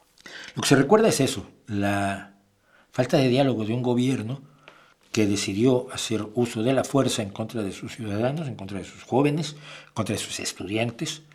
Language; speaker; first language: Spanish; native; Spanish